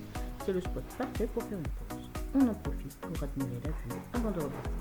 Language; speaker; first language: French; native; French